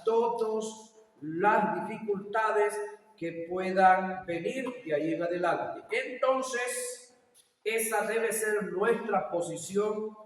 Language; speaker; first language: Spanish; native; Spanish